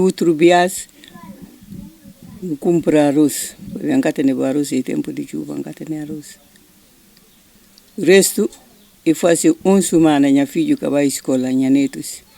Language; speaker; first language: Portuguese; non-native, learner; Upper Guinea Crioulo